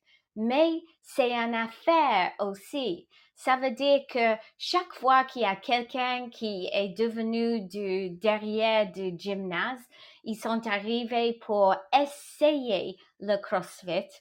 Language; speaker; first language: French; non-native, fluent; English